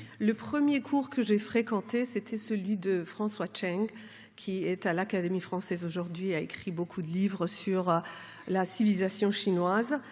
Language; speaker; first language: French; non-native, fluent; Persian